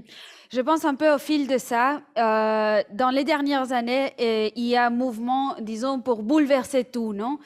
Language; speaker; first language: French; non-native, fluent; Spanish